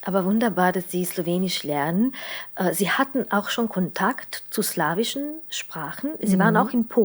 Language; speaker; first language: German; non-native, fluent; Slovenian